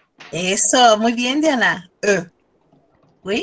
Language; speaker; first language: Spanish; native; Spanish